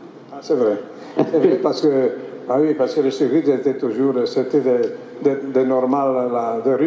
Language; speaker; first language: French; non-native, fluent; Italian